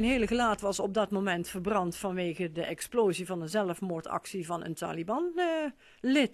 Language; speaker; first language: Dutch; native; Dutch